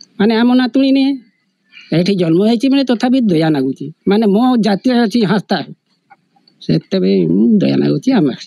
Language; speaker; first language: Odia; non-native, local second language; Santali